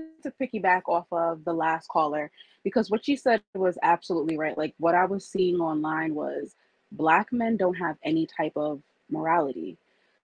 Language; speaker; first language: English; native; English